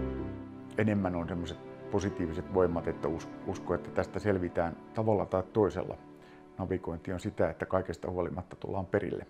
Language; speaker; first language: Finnish; native; Finnish